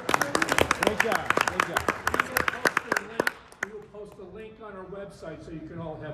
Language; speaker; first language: English; native; English